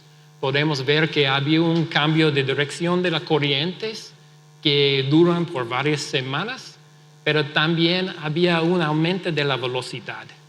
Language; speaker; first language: Spanish; non-native, fluent; English